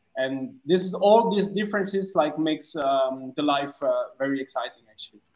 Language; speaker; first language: English; non-native, fluent; French